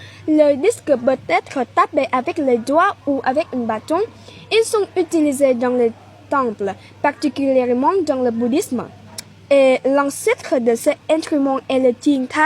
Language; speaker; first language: French; non-native, learner; Vietnamese